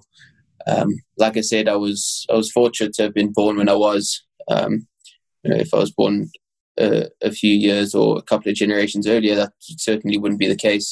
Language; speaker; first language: English; native; English